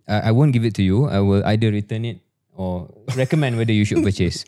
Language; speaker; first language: English; non-native, local second language; Malay